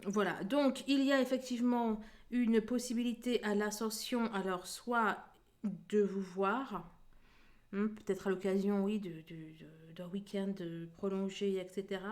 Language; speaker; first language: French; native; French